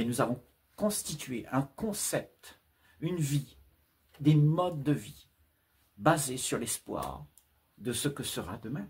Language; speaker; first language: French; native; French